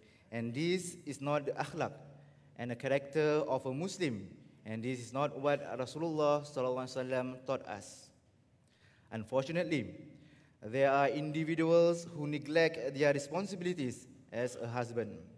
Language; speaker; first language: English; non-native, local second language; Malay